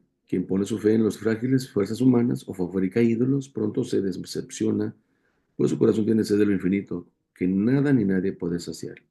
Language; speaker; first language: Spanish; native; Spanish